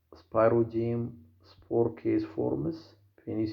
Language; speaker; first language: English; non-native, local second language; Amharic